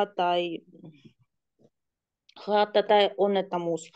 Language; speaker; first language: Finnish; non-native, learner; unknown